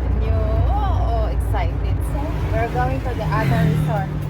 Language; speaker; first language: English; non-native, learner; Filipino